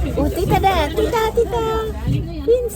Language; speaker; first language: Swedish; non-native, learner; Cebuano